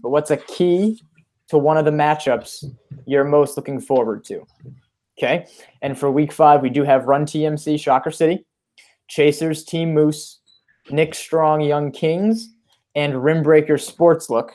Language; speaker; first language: English; native; English